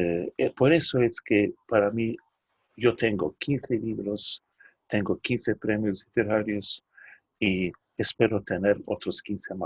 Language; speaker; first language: Spanish; early bilingual, heritage; Turkish